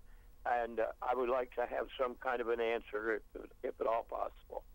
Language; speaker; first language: English; native; English